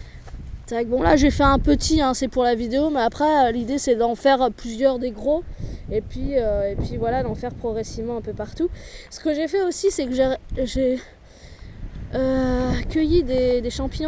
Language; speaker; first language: French; native; French